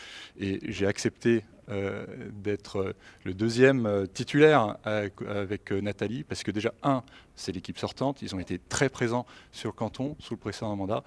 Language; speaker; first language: French; native; French